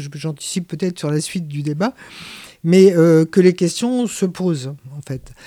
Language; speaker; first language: French; native; French